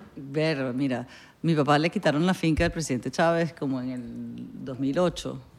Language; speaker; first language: Spanish; native; Spanish